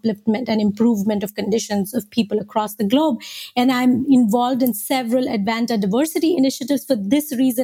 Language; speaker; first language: English; non-native, local second language; Hindi